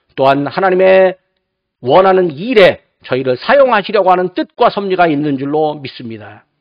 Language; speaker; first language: Korean; native; Korean